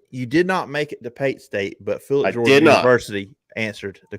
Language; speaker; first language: English; native; English